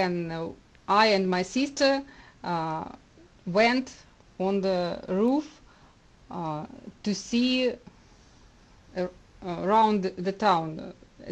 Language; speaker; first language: English; non-native, learner; Russian